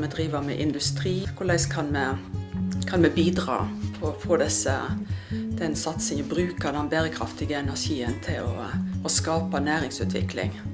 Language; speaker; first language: Norwegian; native; Norwegian